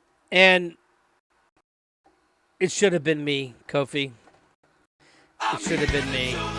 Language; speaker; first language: English; native; English